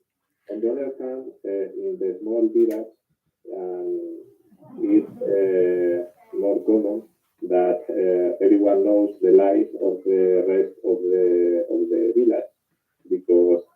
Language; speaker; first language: English; non-native, learner; Spanish